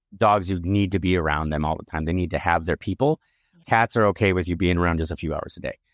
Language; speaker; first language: English; native; English